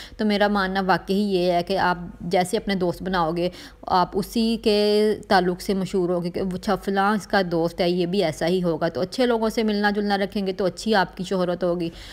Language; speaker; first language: Urdu; non-native, local second language; Punjabi